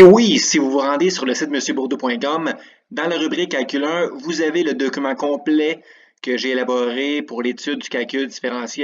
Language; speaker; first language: French; native; French